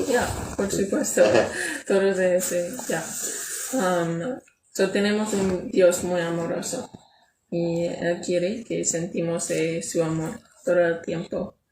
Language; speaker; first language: Spanish; non-native, learner; English